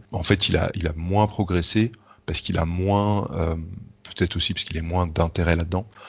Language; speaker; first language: French; native; French